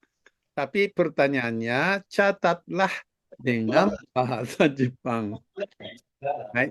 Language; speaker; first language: Indonesian; non-native, fluent; Japanese